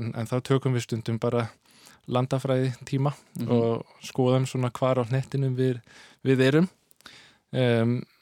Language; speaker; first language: Icelandic; non-native, fluent; Danish